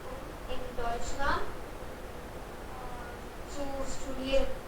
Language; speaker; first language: German; non-native, learner; Hindi